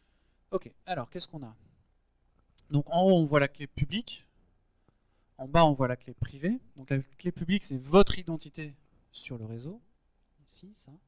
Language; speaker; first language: French; native; French